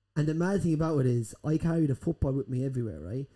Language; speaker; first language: English; native; English